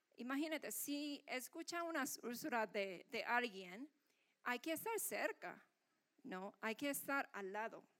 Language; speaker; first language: Spanish; non-native, fluent; Korean